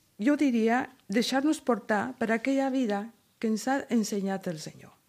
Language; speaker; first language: Catalan; non-native, fluent; Spanish